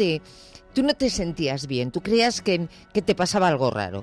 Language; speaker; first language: Spanish; native; Spanish